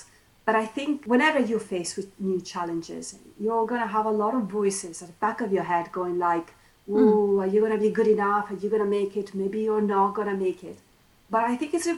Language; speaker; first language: English; non-native, fluent; Italian